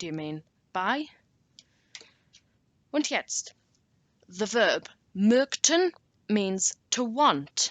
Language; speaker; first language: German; non-native, learner; English